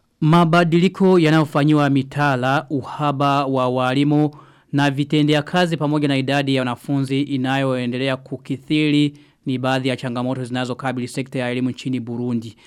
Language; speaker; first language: Swahili; non-native, local second language; Rundi